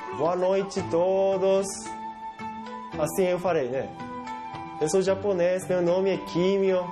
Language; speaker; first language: Portuguese; non-native, learner; Japanese